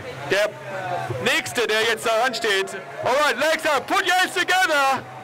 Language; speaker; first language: German; native; German